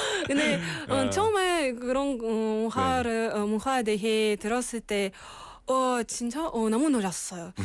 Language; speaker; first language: Korean; non-native, learner; Russian